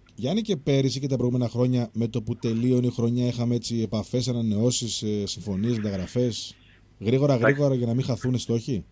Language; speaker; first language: Greek; native; Greek